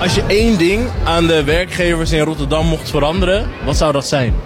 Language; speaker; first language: Dutch; native; Dutch